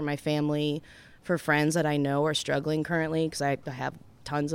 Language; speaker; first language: English; native; English